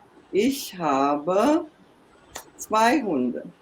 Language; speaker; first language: German; non-native, fluent; English